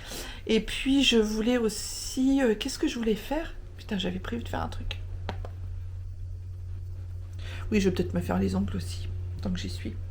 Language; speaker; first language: French; native; French